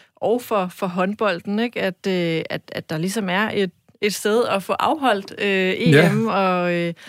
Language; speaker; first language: Danish; early bilingual, other home language; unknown